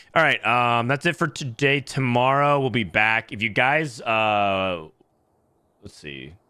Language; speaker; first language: English; native; English